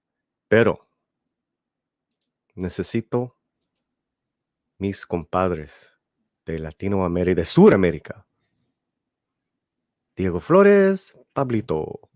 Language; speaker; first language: Spanish; early bilingual, heritage; Spanish